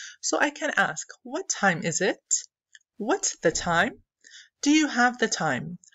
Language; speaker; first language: English; non-native, fluent; Arabic